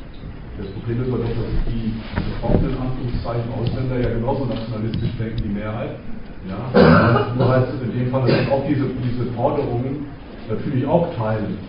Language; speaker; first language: German; native; German